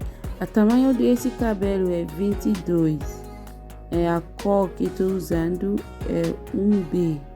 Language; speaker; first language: Portuguese; non-native, learner; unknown